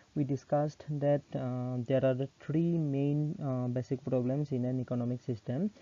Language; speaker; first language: English; non-native, local second language; Assamese